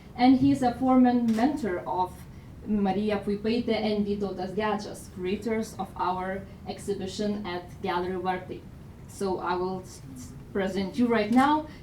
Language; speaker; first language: English; non-native, fluent; Lithuanian